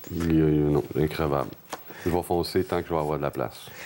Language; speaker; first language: French; native; French